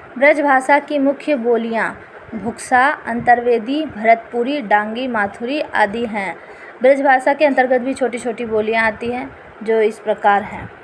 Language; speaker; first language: Hindi; native; Hindi